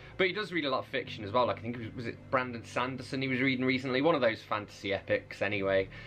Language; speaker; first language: English; native; English